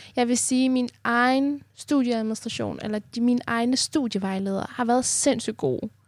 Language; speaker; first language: Danish; early bilingual, other home language; Persian